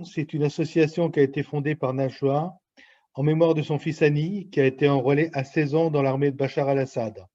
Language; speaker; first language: French; native; French